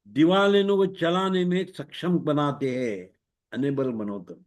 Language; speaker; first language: Hindi; non-native, local second language; Marathi